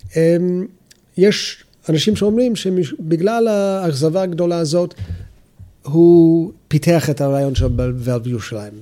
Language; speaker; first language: Hebrew; non-native, fluent; English